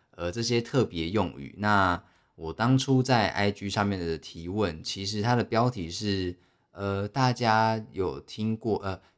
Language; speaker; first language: Chinese; native; Chinese